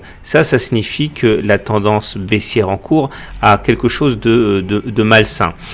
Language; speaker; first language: French; native; French